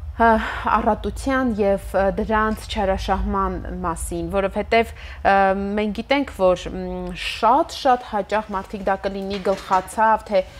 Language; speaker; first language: Armenian; native; Armenian